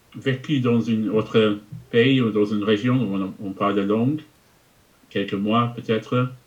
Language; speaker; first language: French; non-native, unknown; English